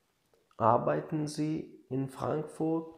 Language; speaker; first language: German; non-native, learner; Tajik